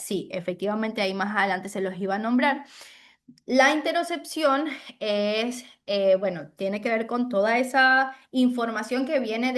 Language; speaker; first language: Spanish; native; Spanish